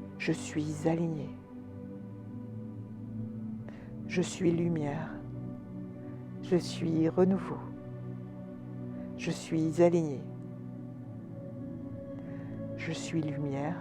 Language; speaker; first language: French; native; French